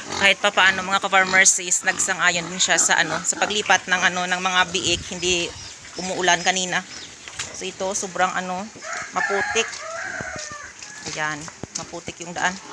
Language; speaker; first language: Filipino; native; Filipino